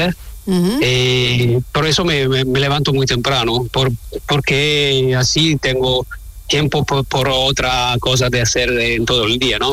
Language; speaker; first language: Spanish; non-native, learner; Italian